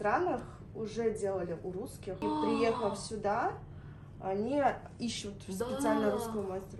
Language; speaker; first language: Russian; native; Russian